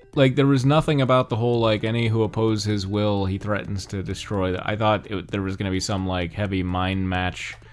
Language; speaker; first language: English; native; English